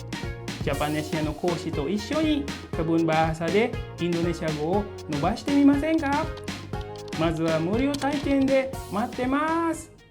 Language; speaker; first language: Japanese; non-native, fluent; Indonesian